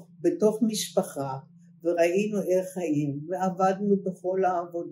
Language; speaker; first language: Hebrew; early bilingual, other home language; German